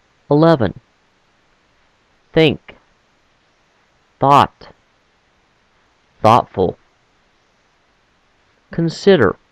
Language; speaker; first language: English; non-native, fluent; Korean